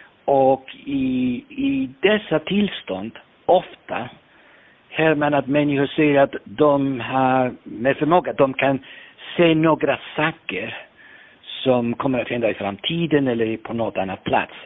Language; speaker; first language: Swedish; non-native, fluent; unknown